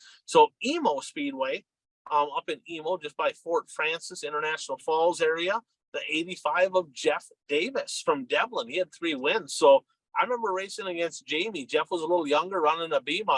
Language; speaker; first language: English; native; English